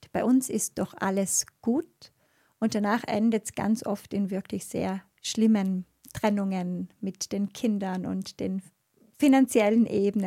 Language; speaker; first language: German; native; German